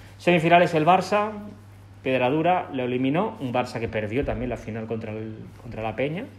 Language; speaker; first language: Spanish; non-native, local second language; Catalan